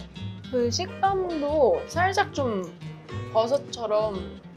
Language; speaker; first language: Korean; non-native, fluent; Chinese